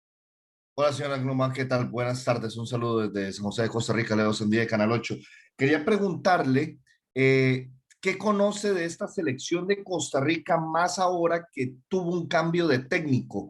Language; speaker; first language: Spanish; native; Spanish